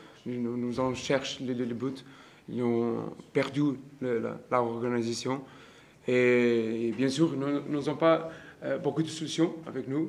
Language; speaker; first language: French; non-native, learner; Portuguese